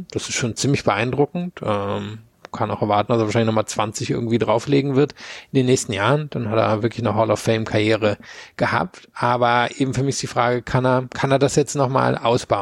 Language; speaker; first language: German; native; German